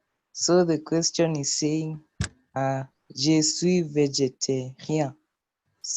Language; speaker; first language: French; non-native, learner; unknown